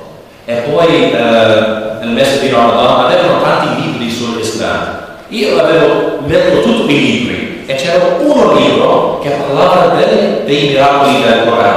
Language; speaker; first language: Italian; non-native, learner; English